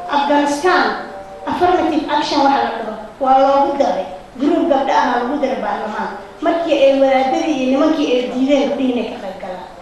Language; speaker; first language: Somali; native; Somali